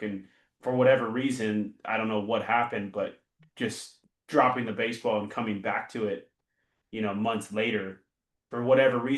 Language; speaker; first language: English; native; English